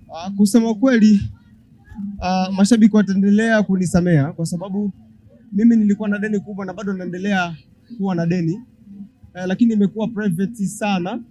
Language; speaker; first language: Swahili; native; Swahili